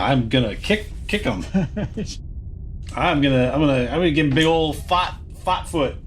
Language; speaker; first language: English; native; English